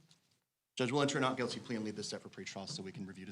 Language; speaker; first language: English; native; English